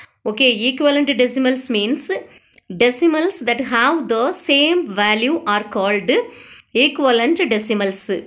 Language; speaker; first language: English; non-native, local second language; Tamil